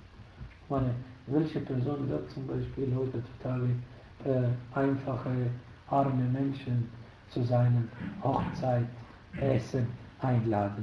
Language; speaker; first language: German; non-native, fluent; Arabic